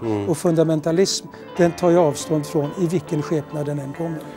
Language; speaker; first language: Swedish; native; Swedish